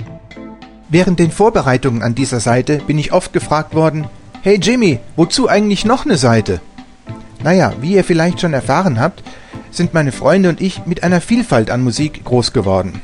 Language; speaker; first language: German; native; German